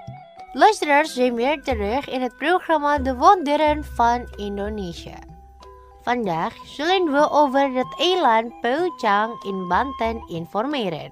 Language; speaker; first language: Dutch; non-native, fluent; Indonesian